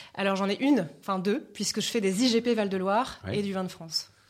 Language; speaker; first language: French; native; French